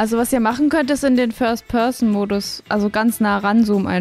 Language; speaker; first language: German; native; German